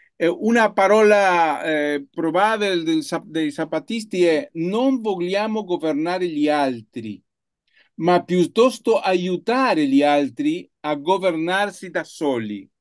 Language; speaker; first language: Italian; non-native, learner; Spanish